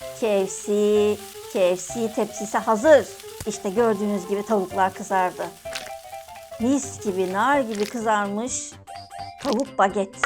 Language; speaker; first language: Turkish; native; Turkish